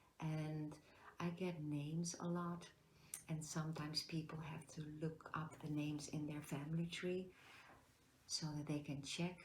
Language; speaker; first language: English; non-native, fluent; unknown